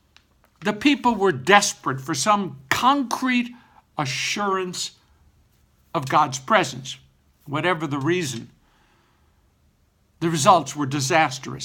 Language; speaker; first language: English; native; English